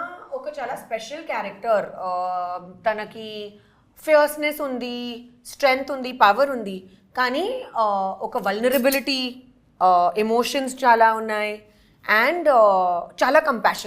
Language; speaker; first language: Telugu; non-native, local second language; Hindi